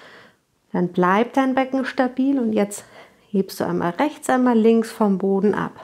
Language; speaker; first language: German; native; German